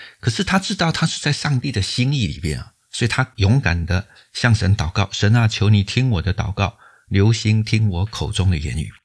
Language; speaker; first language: Chinese; native; Chinese